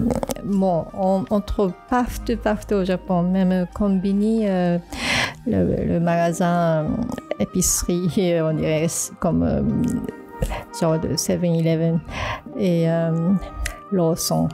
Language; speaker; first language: French; non-native, fluent; Japanese